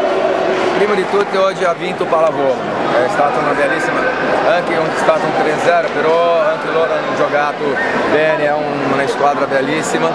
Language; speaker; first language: Italian; non-native, fluent; Portuguese